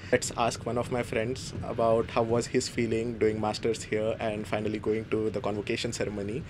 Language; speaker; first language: English; non-native, local second language; Marathi